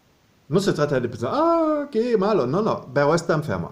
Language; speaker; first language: Spanish; non-native, fluent; German